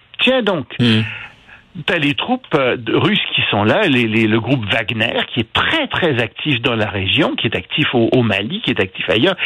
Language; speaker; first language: French; native; French